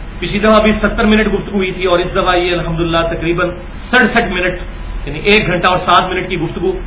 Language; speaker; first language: Urdu; non-native, local second language; Punjabi